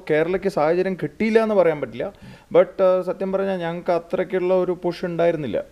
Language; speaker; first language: Malayalam; native; Malayalam